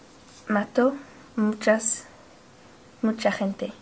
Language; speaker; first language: Spanish; non-native, learner; English